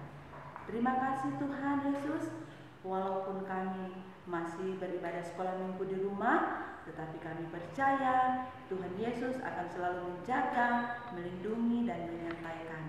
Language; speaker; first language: Indonesian; native; Indonesian